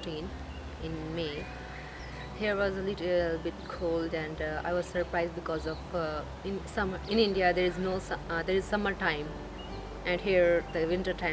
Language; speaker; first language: English; non-native, learner; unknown